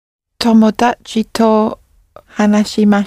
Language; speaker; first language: Japanese; non-native, learner; English